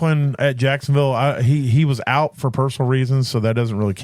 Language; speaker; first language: English; native; English